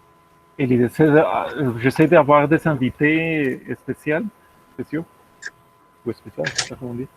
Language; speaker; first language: French; non-native, fluent; Spanish